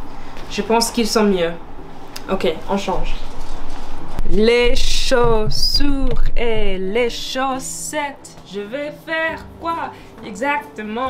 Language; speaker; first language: French; non-native, learner; English